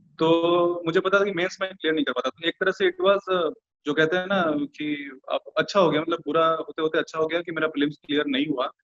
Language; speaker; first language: Hindi; non-native, local second language; Bhojpuri